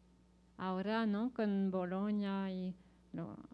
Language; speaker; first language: Spanish; non-native, fluent; French